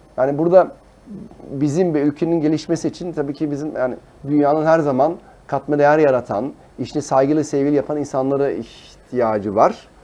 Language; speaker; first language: Turkish; early bilingual, heritage; Turkish